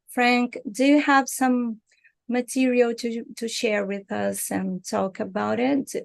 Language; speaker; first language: English; non-native, learner; Portuguese